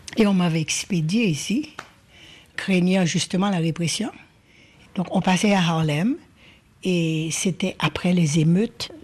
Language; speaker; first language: French; non-native, local second language; Haitian Creole